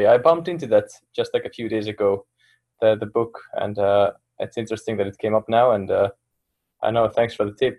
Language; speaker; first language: English; non-native, fluent; Finnish